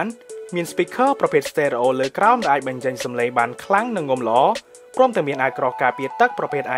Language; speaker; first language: Khmer; native; Khmer